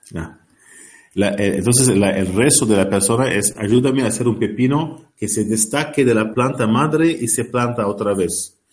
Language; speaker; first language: Spanish; non-native, learner; Arabic